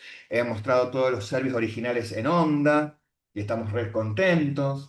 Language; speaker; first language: Spanish; native; Spanish